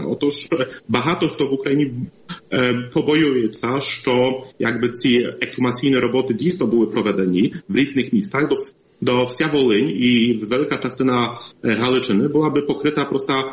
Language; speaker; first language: Polish; non-native, learner; Ukrainian